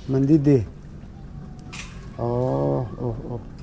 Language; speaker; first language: Indonesian; non-native, learner; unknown